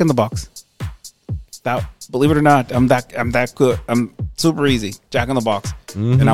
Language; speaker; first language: English; early bilingual, other home language; Spanish